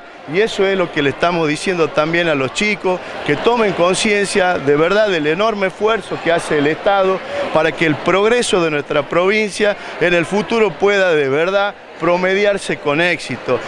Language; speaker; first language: Spanish; native; Spanish